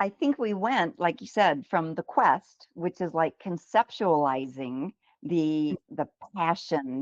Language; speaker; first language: English; native; English